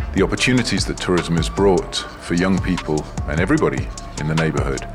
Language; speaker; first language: English; native; English